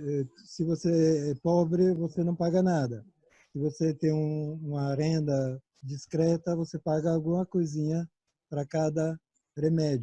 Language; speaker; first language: Portuguese; non-native, fluent; Italian